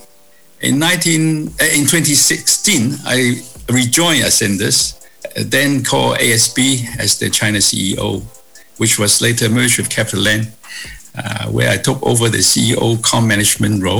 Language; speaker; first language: English; non-native, local second language; Cantonese